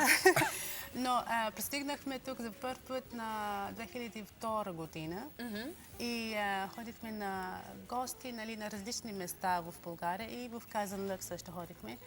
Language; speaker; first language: Bulgarian; non-native, learner; English